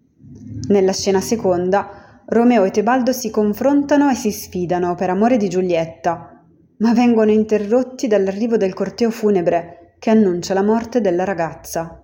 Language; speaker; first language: Italian; native; Italian